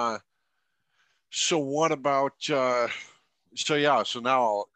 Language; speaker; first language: English; native; English